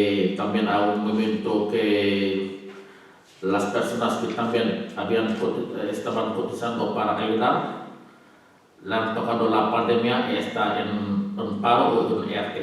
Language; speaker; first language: Spanish; non-native, learner; Wolof